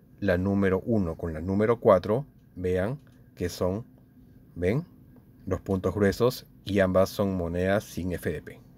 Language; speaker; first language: Spanish; native; Spanish